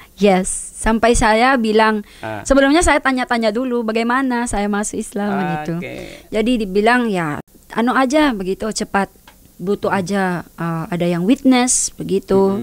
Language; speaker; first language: Indonesian; non-native, learner; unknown